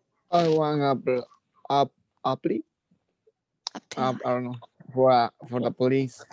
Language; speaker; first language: English; non-native, learner; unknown